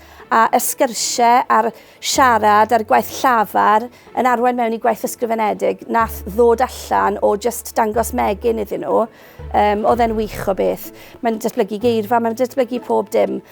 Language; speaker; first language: Welsh; native; Welsh